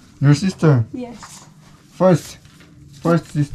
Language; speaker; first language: English; non-native, learner; Korean